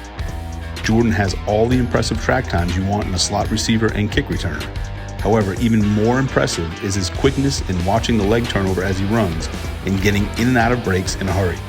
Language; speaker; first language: English; native; English